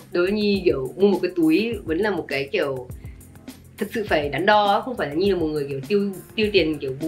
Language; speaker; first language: Vietnamese; early bilingual, other home language; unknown